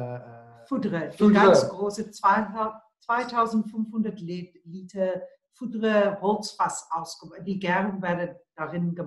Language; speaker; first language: German; non-native, learner; Afrikaans